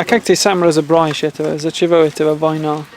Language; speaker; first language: Russian; non-native, learner; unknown